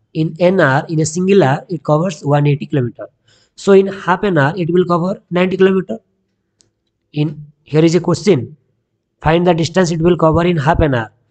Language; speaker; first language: English; non-native, local second language; Odia